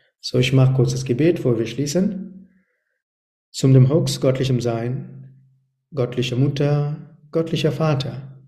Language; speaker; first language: German; non-native, learner; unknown